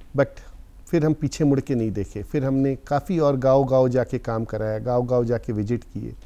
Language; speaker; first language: Hindi; native; Hindi